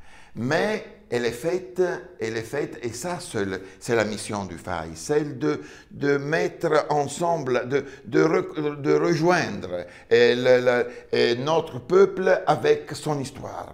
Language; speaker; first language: French; non-native, fluent; Italian